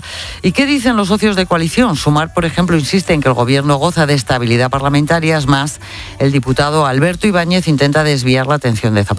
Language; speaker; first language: Spanish; native; Spanish